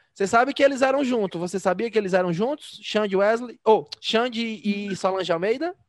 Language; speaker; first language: Portuguese; native; Portuguese